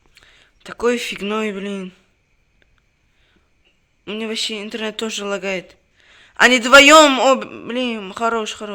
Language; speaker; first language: Russian; non-native, local second language; Uzbek